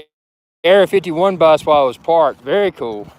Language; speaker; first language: English; native; English